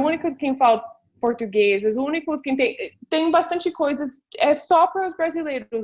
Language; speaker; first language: Portuguese; non-native, fluent; English